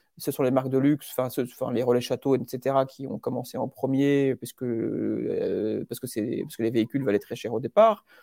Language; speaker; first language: French; native; French